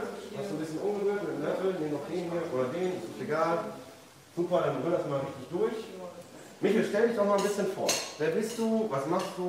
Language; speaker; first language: German; native; German